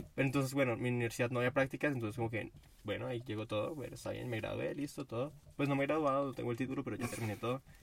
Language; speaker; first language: Spanish; native; Spanish